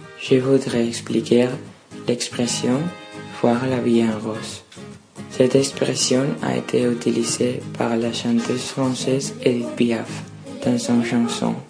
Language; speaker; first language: French; non-native, learner; Catalan